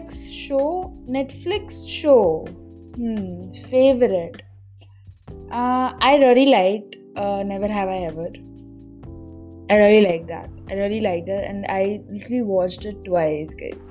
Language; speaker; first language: English; non-native, local second language; Maithili